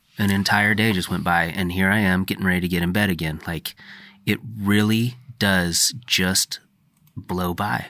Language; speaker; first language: English; native; English